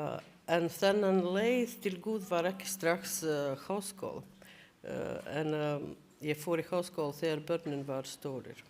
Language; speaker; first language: Icelandic; non-native, learner; Latvian